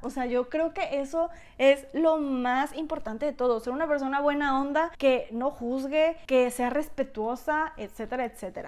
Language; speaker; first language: Spanish; native; Spanish